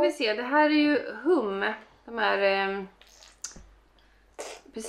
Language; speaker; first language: Swedish; native; Swedish